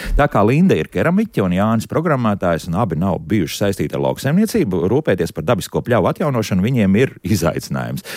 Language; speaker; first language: Latvian; native; Latvian